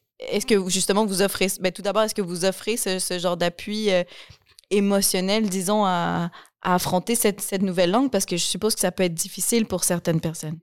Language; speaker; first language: French; native; French